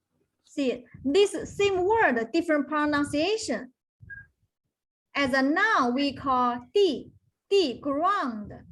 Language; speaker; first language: English; non-native, fluent; Chinese